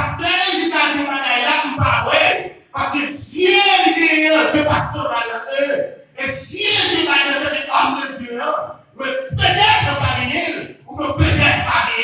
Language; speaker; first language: French; non-native, local second language; Haitian Creole